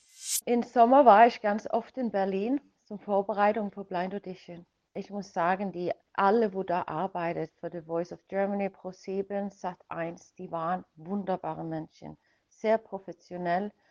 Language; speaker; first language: German; non-native, fluent; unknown